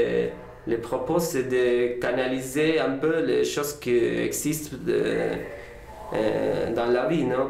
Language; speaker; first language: French; non-native, learner; Spanish